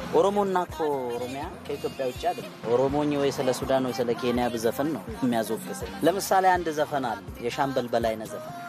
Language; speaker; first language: Amharic; non-native, local second language; Oromo